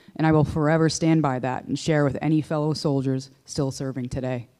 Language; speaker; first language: English; native; English